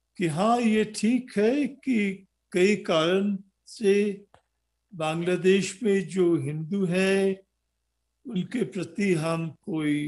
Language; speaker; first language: Hindi; non-native, local second language; Bangla